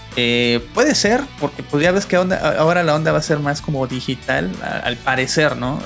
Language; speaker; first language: Spanish; native; Spanish